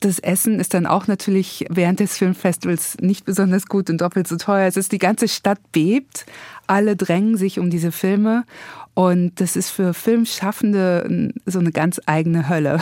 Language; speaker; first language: German; native; German